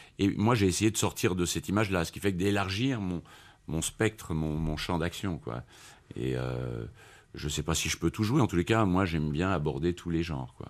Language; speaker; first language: French; native; French